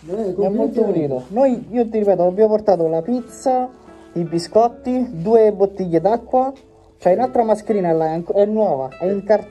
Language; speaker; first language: Italian; native; Italian